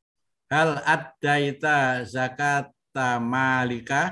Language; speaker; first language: Arabic; non-native, learner; Indonesian